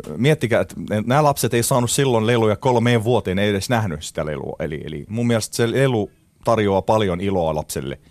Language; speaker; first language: Finnish; non-native, fluent; Arabic